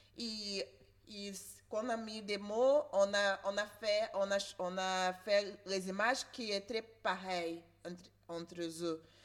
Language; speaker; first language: French; non-native, learner; Portuguese